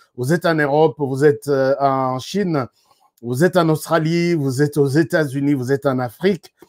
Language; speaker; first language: French; non-native, local second language; Lingala